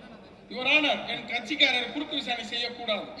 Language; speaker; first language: Tamil; native; Tamil